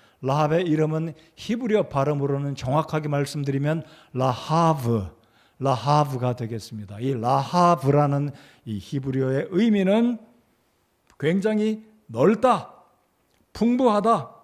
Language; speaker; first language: Korean; native; Korean